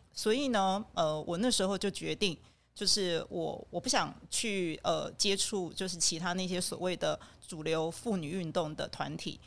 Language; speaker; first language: Chinese; native; Chinese